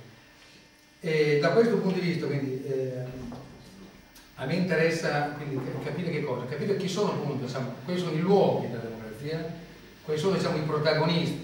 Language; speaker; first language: Italian; native; Italian